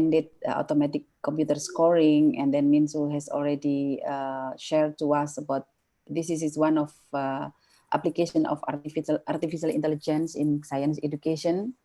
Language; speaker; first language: English; non-native, fluent; Indonesian